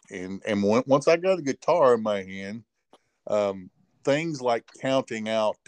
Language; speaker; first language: English; native; English